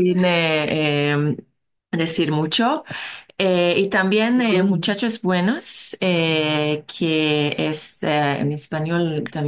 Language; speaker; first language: Spanish; non-native, learner; Hebrew